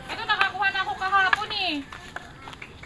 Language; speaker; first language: Filipino; native; Filipino